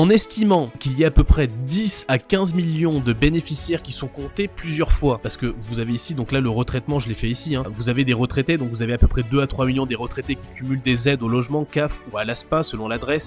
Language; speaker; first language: French; native; French